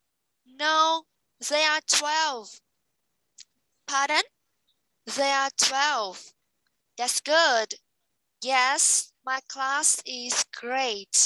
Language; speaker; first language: English; non-native, fluent; Vietnamese